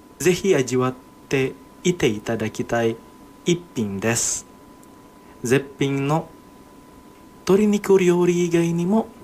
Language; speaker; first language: Japanese; non-native, fluent; Indonesian